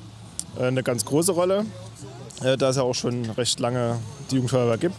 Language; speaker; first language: German; native; German